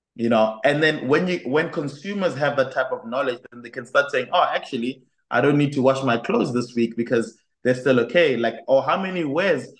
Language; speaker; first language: English; non-native, local second language; Tswana